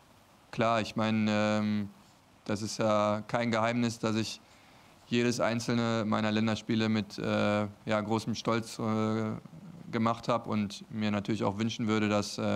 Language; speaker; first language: German; native; German